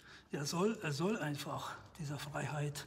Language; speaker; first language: German; non-native, fluent; Russian